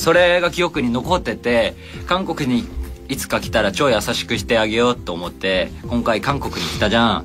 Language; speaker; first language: Japanese; non-native, fluent; Korean